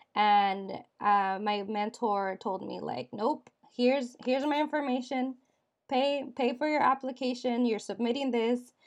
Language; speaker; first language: English; native; English